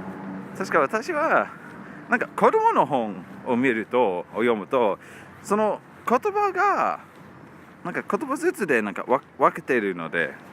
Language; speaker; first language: Japanese; non-native, learner; English